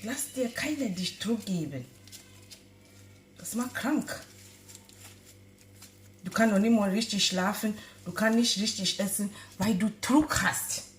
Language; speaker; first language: German; non-native, learner; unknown